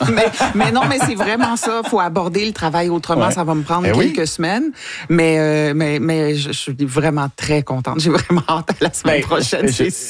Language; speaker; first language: French; native; French